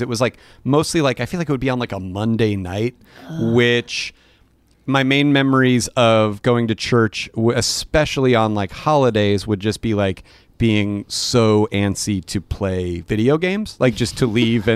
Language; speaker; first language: English; native; English